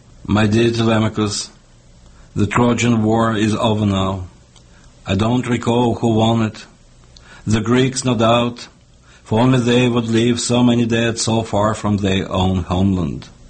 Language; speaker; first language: English; non-native, fluent; Russian